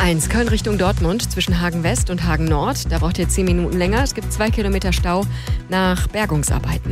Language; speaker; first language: German; native; German